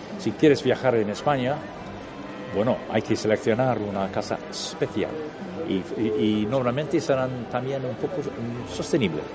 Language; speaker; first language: Spanish; non-native, fluent; English